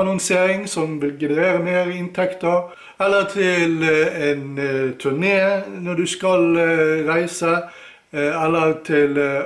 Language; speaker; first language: Norwegian; native; Norwegian